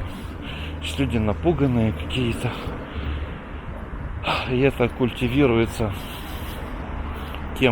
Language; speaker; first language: Russian; native; Russian